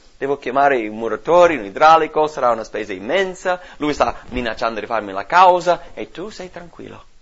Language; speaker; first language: Italian; non-native, fluent; English